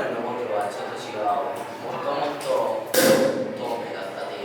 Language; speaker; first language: Japanese; non-native, learner; Spanish